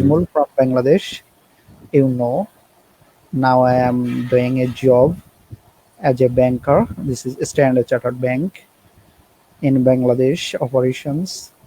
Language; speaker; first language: English; non-native, learner; Bangla